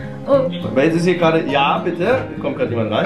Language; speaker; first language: German; native; German